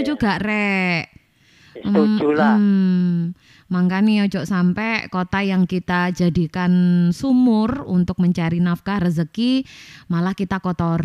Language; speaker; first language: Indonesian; non-native, local second language; Javanese